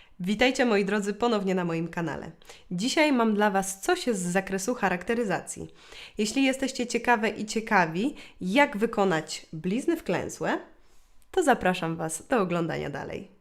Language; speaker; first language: Polish; native; Polish